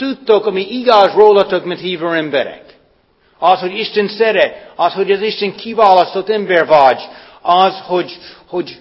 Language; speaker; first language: Hungarian; non-native, fluent; English